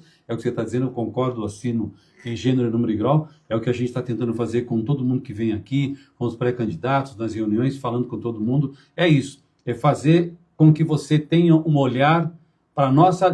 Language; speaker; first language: Portuguese; native; Portuguese